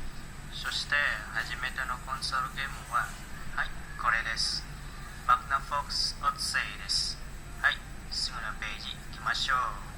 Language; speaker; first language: Japanese; non-native, learner; Indonesian